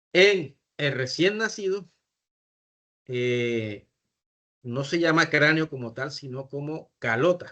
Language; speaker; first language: Spanish; native; Spanish